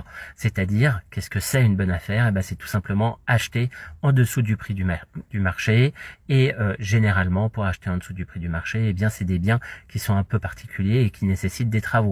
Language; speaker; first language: French; native; French